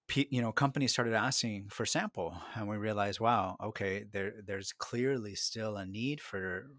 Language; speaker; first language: English; early bilingual, other home language; Spanish